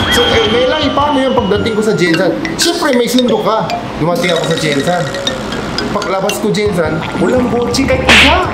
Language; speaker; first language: Filipino; non-native, fluent; Korean